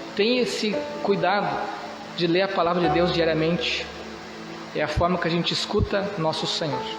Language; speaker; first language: Portuguese; native; Portuguese